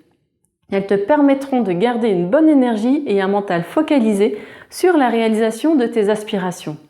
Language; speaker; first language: French; native; French